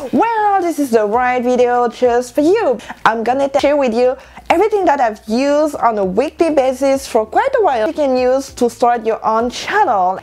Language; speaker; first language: English; non-native, fluent; French